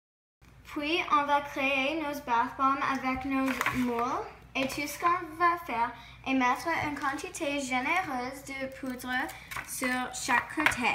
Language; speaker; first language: French; non-native, learner; English